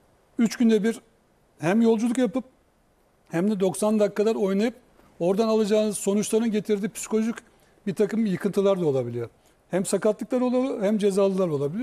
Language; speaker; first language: Turkish; native; Turkish